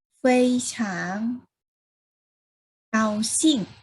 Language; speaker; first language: Chinese; non-native, fluent; Thai